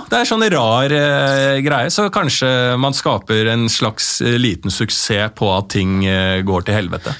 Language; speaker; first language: Norwegian; native; Norwegian